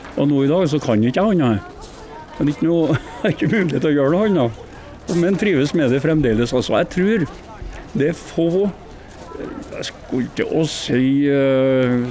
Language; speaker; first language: Norwegian; native; Norwegian